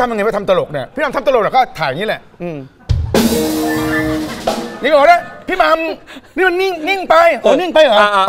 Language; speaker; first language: Thai; native; Thai